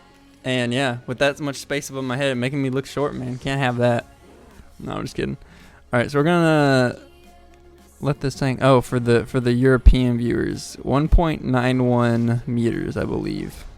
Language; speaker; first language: English; native; English